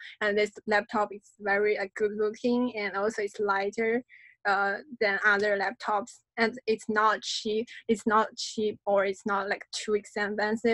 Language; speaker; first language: English; non-native, fluent; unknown